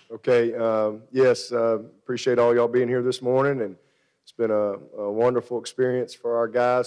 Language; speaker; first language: English; native; English